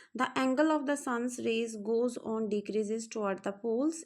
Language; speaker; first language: English; non-native, local second language; Punjabi